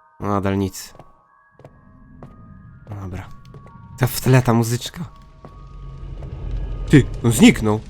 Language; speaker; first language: Polish; native; Polish